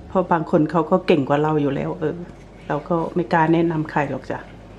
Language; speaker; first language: Thai; native; Thai